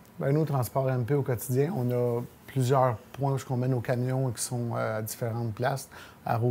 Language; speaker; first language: French; native; French